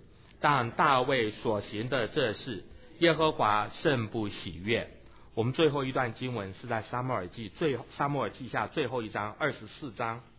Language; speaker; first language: Chinese; native; Chinese